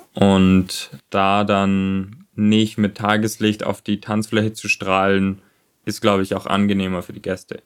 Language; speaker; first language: German; native; German